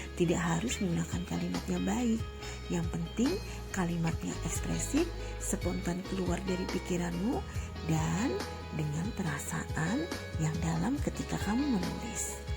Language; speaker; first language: Indonesian; native; Indonesian